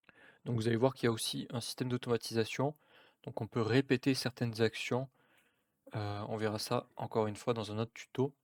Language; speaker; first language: French; native; French